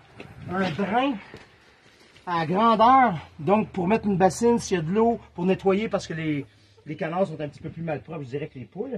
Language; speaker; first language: French; native; French